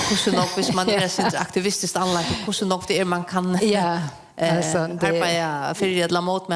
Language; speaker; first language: Danish; non-native, local second language; Faroese